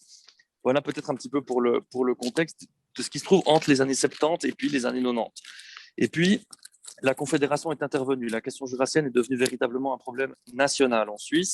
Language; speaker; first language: French; native; French